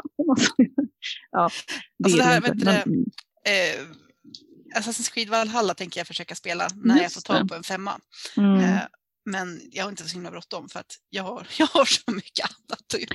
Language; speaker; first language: Swedish; native; Swedish